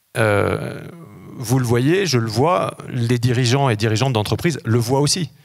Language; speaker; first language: French; native; French